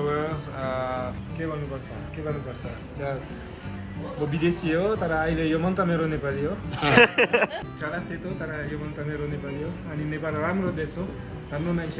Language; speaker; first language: Nepali; non-native, fluent; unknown